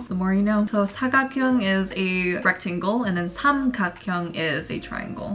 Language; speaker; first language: English; early bilingual, other home language; Korean